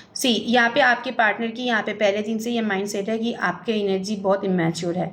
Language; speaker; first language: Hindi; non-native, local second language; Bangla